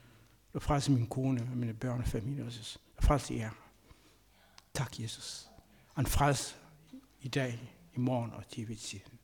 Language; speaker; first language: Danish; non-native, learner; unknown